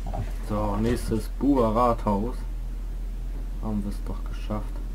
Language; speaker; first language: German; native; German